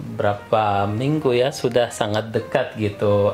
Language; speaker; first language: Indonesian; non-native, fluent; Arabic